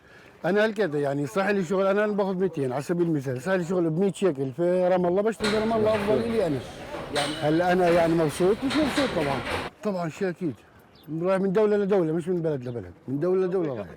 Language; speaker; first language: Arabic; native; Arabic